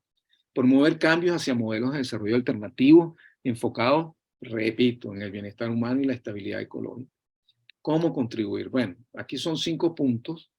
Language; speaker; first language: Spanish; native; Spanish